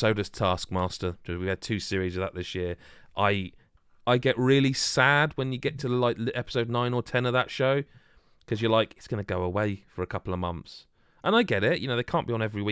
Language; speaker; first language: English; native; English